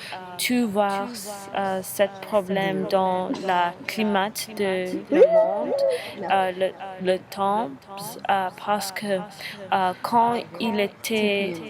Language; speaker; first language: French; non-native, learner; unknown